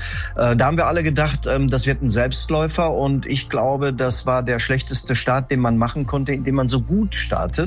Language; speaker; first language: German; native; German